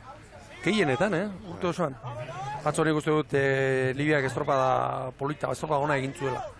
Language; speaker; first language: Basque; native; Basque